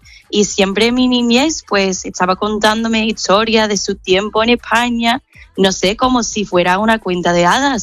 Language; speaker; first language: Spanish; non-native, fluent; English